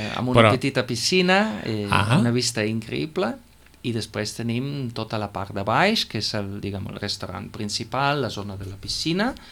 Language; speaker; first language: Catalan; non-native, fluent; German